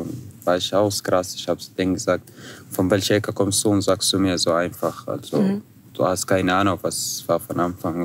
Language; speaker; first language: German; non-native, fluent; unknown